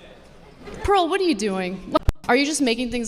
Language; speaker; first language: English; native; English